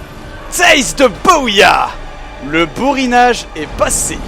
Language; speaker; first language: French; native; French